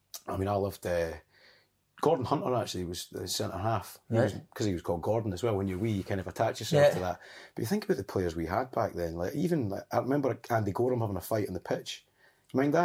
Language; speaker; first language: English; native; English